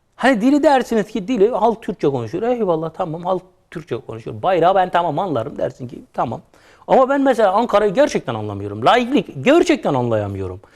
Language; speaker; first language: Turkish; native; Turkish